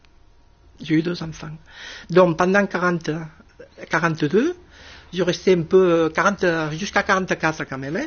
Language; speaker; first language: French; non-native, fluent; Spanish